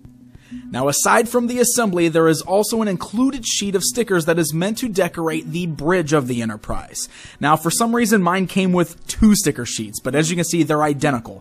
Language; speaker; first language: English; native; English